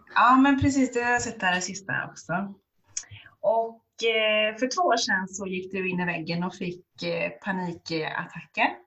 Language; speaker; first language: Swedish; native; Swedish